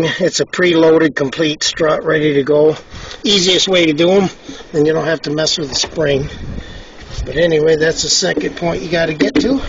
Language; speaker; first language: English; native; English